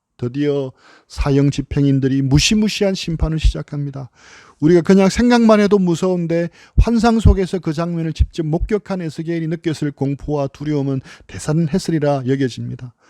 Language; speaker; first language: Korean; native; Korean